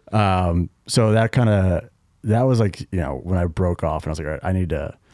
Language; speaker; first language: English; native; English